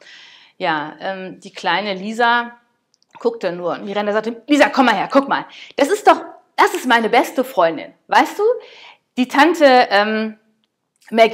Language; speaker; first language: German; native; German